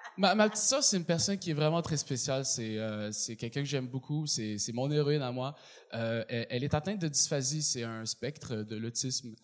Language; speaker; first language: French; early bilingual, other home language; Arabic